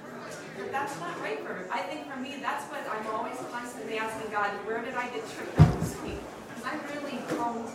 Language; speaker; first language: English; native; English